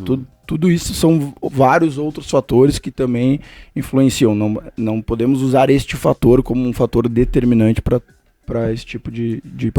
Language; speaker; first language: Portuguese; native; Portuguese